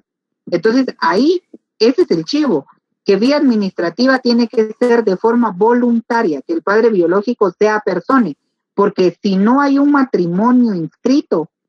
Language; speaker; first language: Spanish; native; Spanish